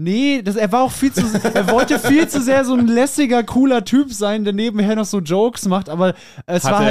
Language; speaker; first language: German; native; German